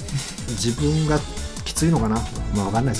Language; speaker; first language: Japanese; native; Japanese